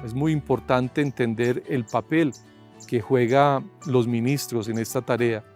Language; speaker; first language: Spanish; native; Spanish